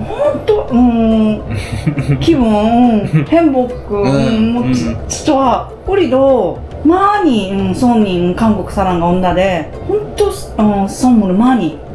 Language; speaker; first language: Korean; non-native, learner; Japanese